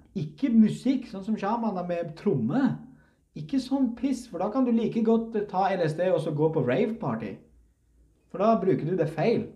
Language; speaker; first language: Norwegian; early bilingual, other home language; Uzbek